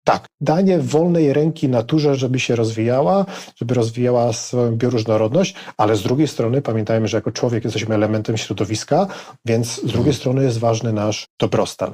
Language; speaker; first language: Polish; native; Polish